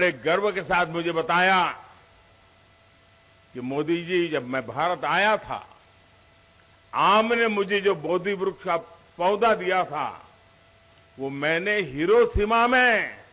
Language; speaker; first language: Hindi; non-native, local second language; Gujarati